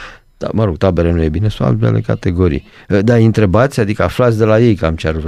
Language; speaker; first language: Romanian; native; Romanian